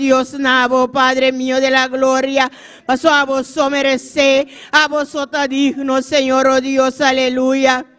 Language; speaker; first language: Spanish; non-native, learner; Papiamento